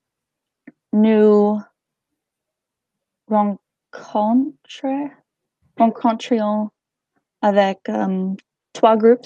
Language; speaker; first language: French; non-native, learner; English